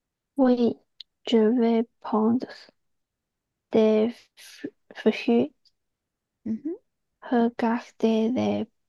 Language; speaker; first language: French; non-native, learner; Chinese